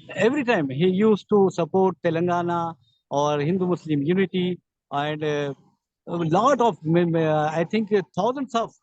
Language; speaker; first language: English; non-native, local second language; Urdu